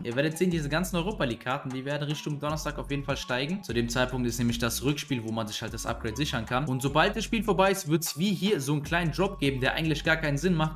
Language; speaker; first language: German; native; German